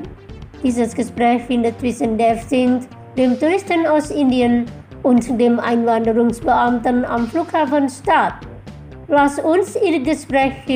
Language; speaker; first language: German; non-native, fluent; Indonesian